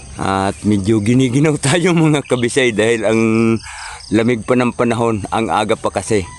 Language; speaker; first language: Filipino; non-native, local second language; Cebuano